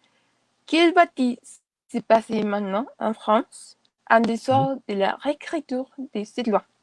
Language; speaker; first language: French; non-native, learner; Spanish